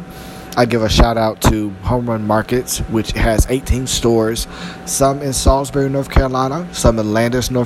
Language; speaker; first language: English; native; English